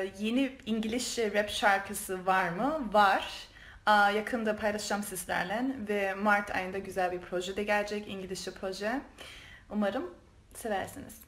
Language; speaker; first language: Turkish; early bilingual, heritage; Turkish